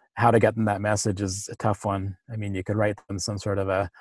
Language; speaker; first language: English; native; English